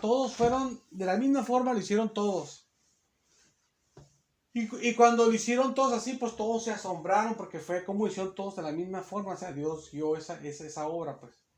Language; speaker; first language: Spanish; native; Spanish